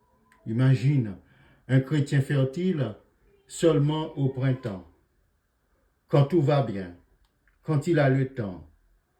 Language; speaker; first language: French; native; French